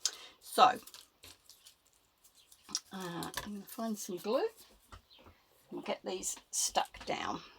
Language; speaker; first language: English; native; English